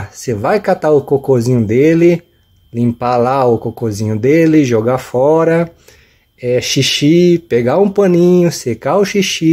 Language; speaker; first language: Portuguese; native; Portuguese